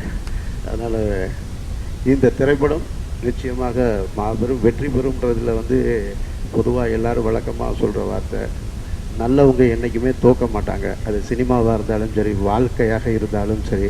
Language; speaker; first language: Tamil; native; Tamil